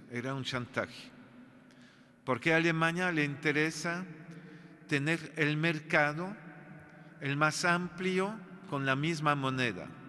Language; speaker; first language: Spanish; non-native, fluent; French